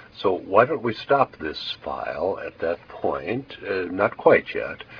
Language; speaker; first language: English; native; English